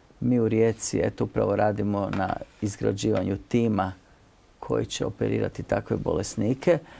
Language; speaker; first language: Croatian; native; Croatian